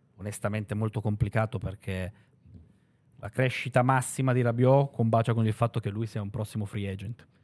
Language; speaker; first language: Italian; native; Italian